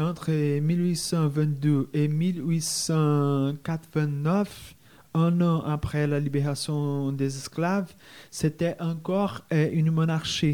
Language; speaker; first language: French; non-native, fluent; Portuguese